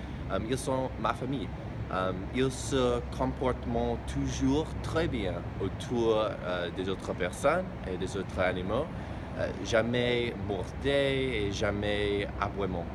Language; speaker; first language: French; non-native, learner; English